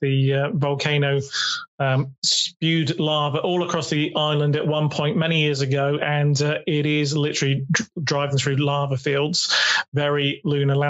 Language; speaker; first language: English; native; English